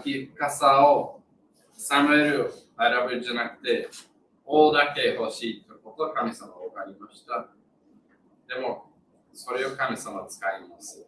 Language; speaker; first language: Japanese; non-native, fluent; English